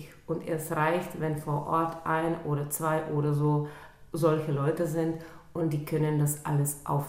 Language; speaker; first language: German; non-native, local second language; Czech